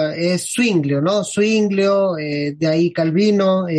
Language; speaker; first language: Spanish; native; Spanish